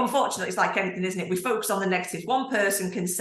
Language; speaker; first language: English; native; English